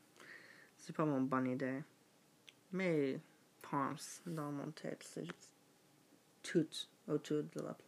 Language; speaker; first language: French; non-native, learner; English